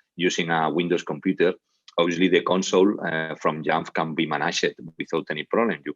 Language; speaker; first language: English; non-native, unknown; Catalan